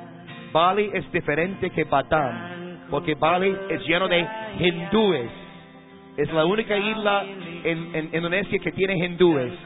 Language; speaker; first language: Spanish; non-native, fluent; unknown